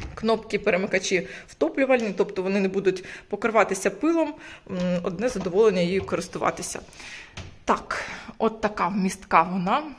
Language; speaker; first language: Ukrainian; non-native, local second language; Russian